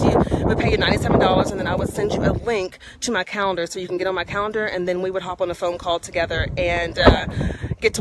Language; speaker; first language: English; native; English